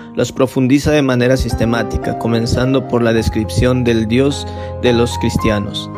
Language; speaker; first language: Spanish; non-native, fluent; Vietnamese